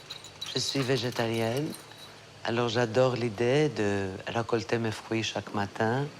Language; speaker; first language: French; non-native, fluent; Greek